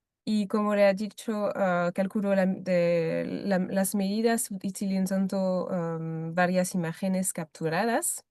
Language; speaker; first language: Spanish; non-native, fluent; French